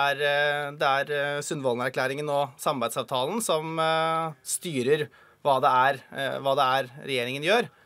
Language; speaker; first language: Norwegian; native; Norwegian